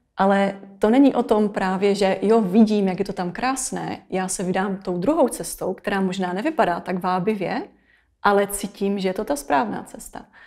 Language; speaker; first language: Czech; native; Czech